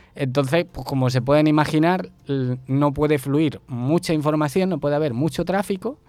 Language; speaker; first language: Spanish; native; Spanish